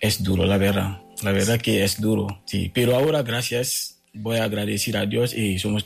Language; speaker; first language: Spanish; non-native, fluent; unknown